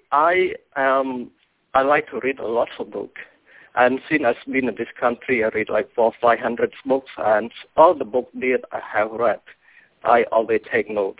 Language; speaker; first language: English; non-native, fluent; Khmer